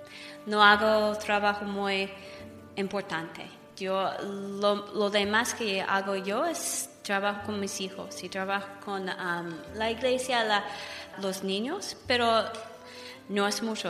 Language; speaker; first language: Spanish; non-native, fluent; English